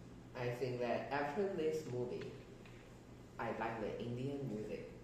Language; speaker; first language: English; non-native, learner; Chinese